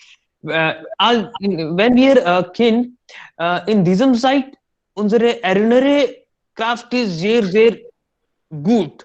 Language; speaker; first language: German; non-native, learner; Hindi